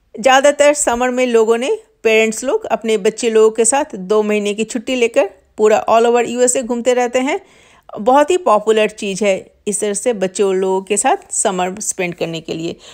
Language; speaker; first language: Hindi; non-native, local second language; Bangla